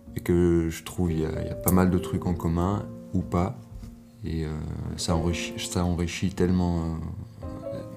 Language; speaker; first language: French; non-native, local second language; Arabic